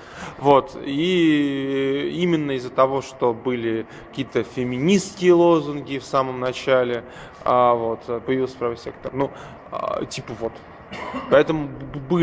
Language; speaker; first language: Russian; native; Russian